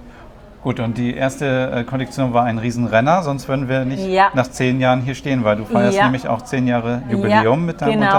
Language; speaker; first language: German; native; German